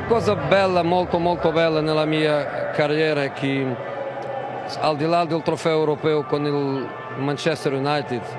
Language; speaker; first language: Italian; non-native, fluent; Portuguese